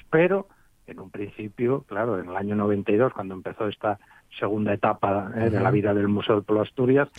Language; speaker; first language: Spanish; native; Spanish